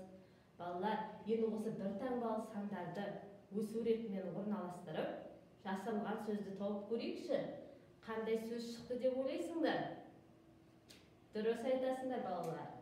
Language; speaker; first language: Kazakh; native; Kazakh